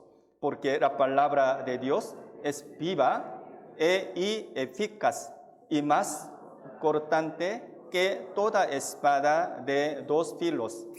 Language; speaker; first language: Spanish; non-native, fluent; Korean